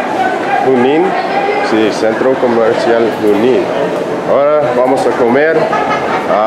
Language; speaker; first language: Spanish; non-native, learner; English